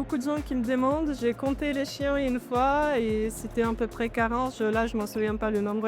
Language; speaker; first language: French; non-native, fluent; Romanian